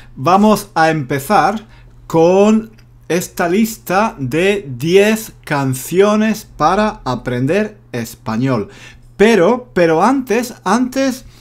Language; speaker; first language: Spanish; native; Spanish